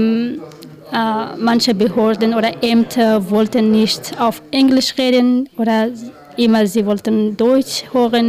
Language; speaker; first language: German; non-native, learner; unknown